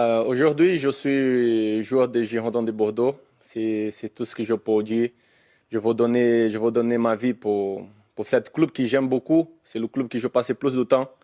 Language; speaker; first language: French; non-native, learner; Portuguese